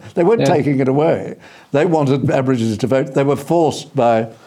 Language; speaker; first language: English; early bilingual, other home language; Indonesian